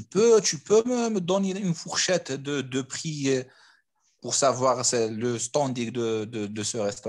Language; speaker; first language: French; non-native, fluent; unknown